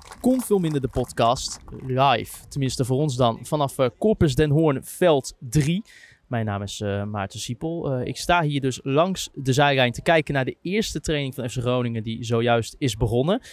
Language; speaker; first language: Dutch; native; Dutch